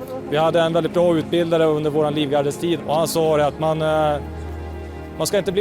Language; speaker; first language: Swedish; native; Swedish